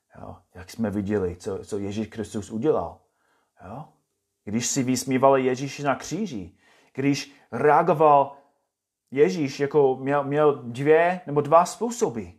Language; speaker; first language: Czech; non-native, fluent; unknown